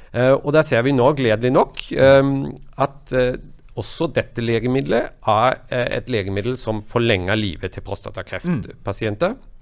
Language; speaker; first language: Norwegian; non-native, fluent; German